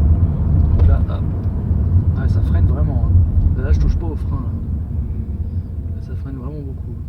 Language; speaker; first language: French; native; French